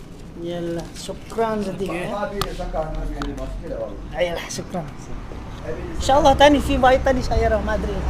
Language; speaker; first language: Arabic; non-native, learner; Indonesian